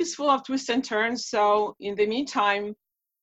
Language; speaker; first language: English; non-native, fluent; Polish